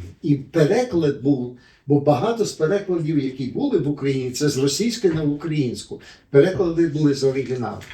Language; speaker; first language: Ukrainian; early bilingual, heritage; Ukrainian